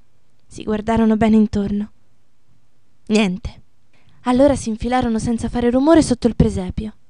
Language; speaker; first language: Italian; native; Italian